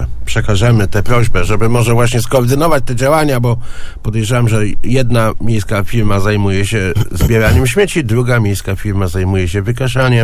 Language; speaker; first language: Polish; native; Polish